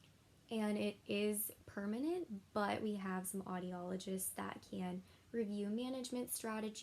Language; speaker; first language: English; native; English